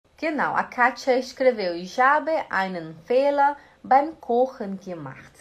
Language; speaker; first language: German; non-native, fluent; Portuguese